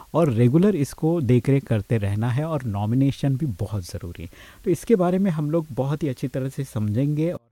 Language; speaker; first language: Hindi; native; Hindi